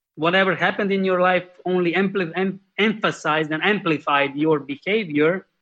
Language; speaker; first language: English; non-native, fluent; Slovenian